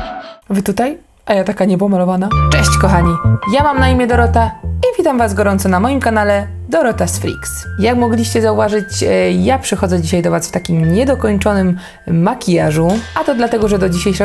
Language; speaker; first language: Polish; native; Polish